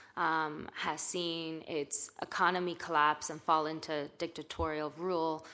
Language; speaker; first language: English; native; English